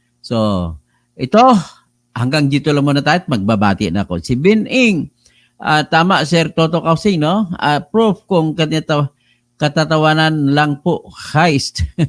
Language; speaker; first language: Filipino; non-native, local second language; Cebuano